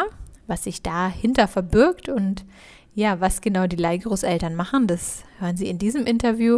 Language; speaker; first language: German; native; German